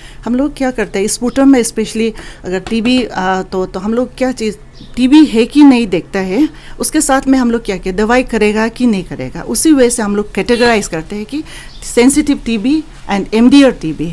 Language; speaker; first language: Hindi; non-native, local second language; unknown